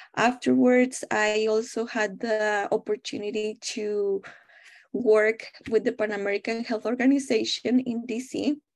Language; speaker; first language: English; non-native, fluent; Spanish